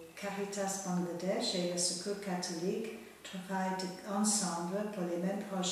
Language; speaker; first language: French; non-native, fluent; Bangla